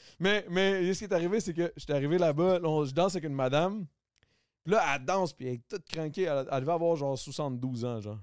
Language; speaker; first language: French; native; French